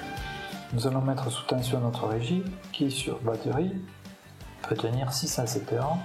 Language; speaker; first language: French; native; French